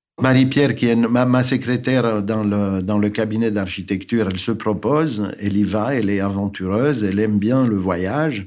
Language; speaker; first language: French; non-native, fluent; Romanian